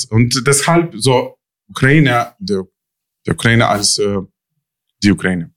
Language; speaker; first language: German; non-native, learner; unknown